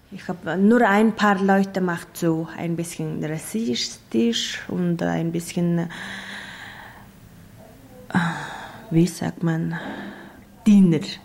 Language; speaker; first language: German; non-native, learner; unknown